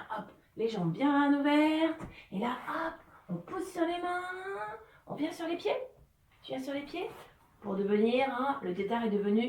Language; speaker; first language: French; native; French